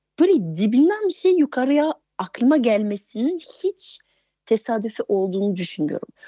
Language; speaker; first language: Turkish; non-native, fluent; French